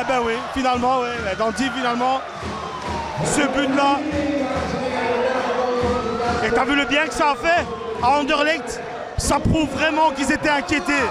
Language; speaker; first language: French; native; French